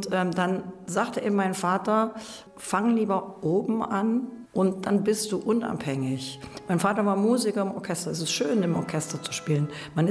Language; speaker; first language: German; native; German